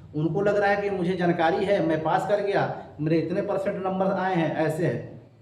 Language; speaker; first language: Hindi; native; Hindi